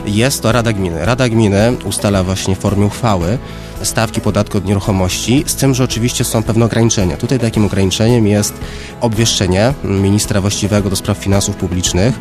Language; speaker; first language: Polish; native; Polish